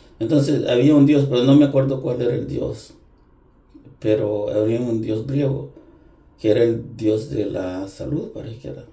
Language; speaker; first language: Spanish; native; Spanish